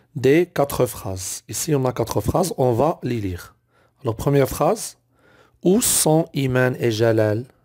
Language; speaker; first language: French; non-native, local second language; Arabic